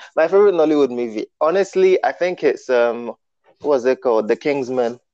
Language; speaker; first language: English; non-native, local second language; Igbo